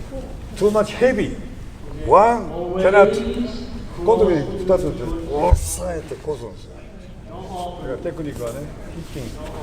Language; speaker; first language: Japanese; native; Japanese